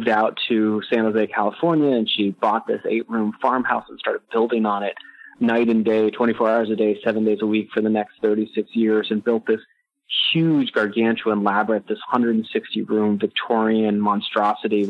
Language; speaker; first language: English; native; English